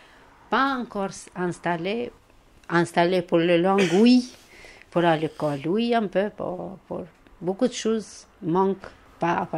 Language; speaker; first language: French; non-native, learner; Albanian